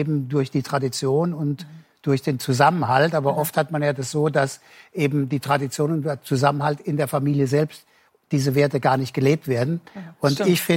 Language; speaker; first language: German; native; German